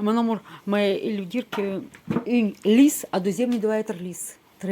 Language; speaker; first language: French; non-native, learner; Russian